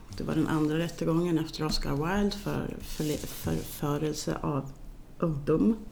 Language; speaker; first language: Swedish; native; Swedish